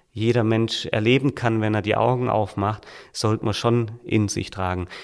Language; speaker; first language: German; native; German